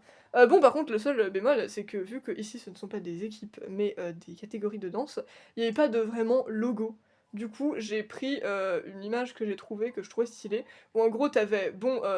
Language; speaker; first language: French; native; French